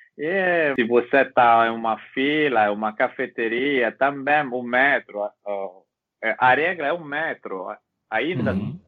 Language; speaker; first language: Portuguese; non-native, learner; Italian